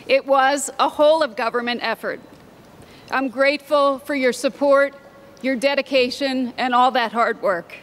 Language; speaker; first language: English; native; English